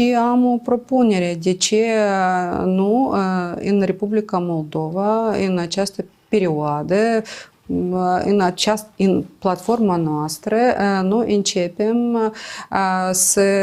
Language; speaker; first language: Romanian; non-native, local second language; Gagauz